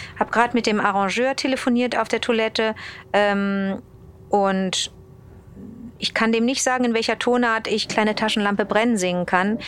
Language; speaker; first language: German; native; German